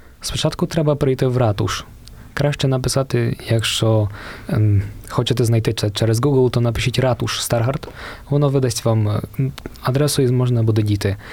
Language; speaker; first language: Ukrainian; native; Ukrainian